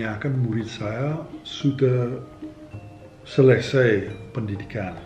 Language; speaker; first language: Indonesian; non-native, fluent; English